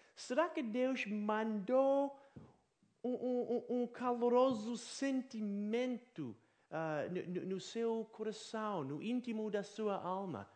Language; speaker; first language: Portuguese; non-native, fluent; English